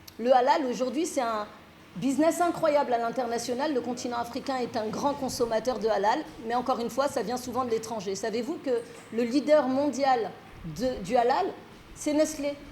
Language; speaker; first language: French; early bilingual, other home language; Fula